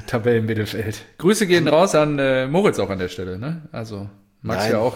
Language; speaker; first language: German; native; German